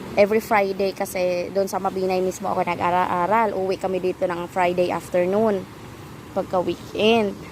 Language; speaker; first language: Filipino; non-native, local second language; Cebuano